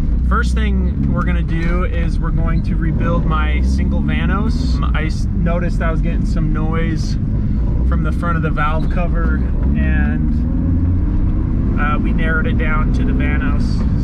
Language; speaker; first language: English; native; English